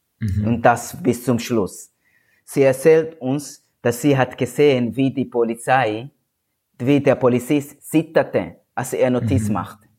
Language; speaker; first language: German; non-native, learner; Swahili